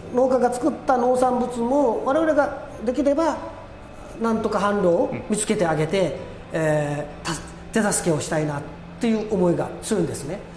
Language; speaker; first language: Japanese; native; Japanese